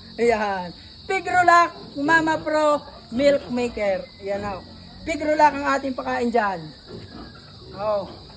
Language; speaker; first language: Filipino; native; Filipino